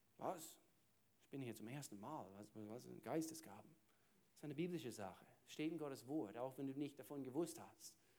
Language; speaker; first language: German; non-native, fluent; English